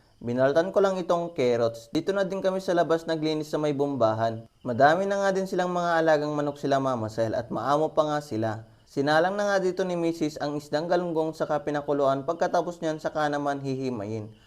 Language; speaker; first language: Filipino; non-native, local second language; Iloko